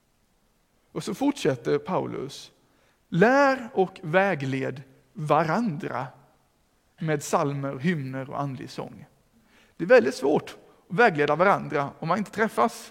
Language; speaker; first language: Swedish; native; Swedish